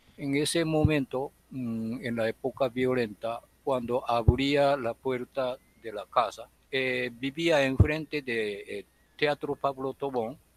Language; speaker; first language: Spanish; non-native, fluent; Japanese